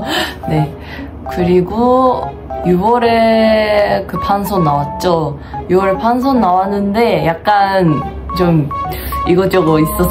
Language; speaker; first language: Korean; non-native, fluent; Japanese